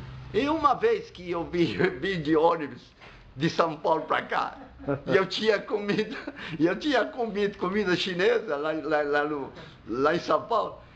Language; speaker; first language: Portuguese; non-native, fluent; Arabic